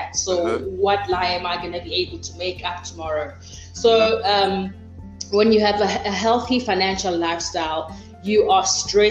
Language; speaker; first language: English; non-native, local second language; Xhosa